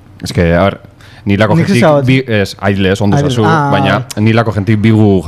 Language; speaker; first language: Basque; native; Basque